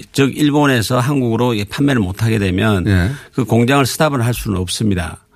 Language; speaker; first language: Korean; native; Korean